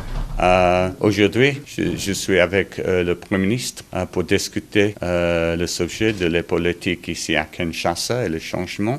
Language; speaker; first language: French; non-native, learner; English